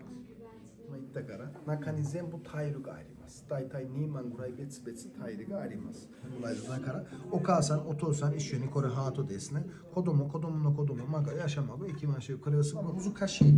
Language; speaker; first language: Japanese; non-native, fluent; Turkish